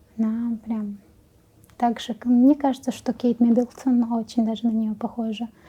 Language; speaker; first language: Russian; non-native, local second language; Chechen